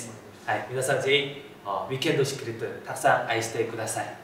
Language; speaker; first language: Japanese; non-native, fluent; Korean